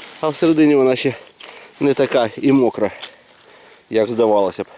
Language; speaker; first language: Ukrainian; native; Ukrainian